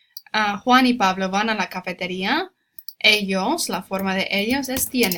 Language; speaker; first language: Spanish; non-native, fluent; English